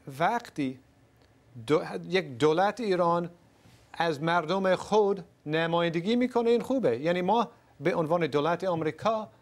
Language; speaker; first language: Persian; non-native, fluent; English